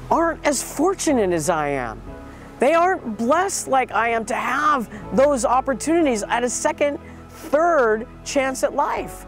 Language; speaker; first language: English; native; English